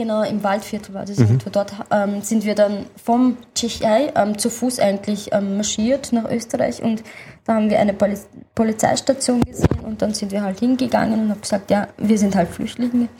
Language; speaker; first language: German; early bilingual, other home language; Chechen